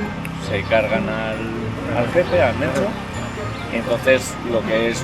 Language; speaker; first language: Spanish; native; Spanish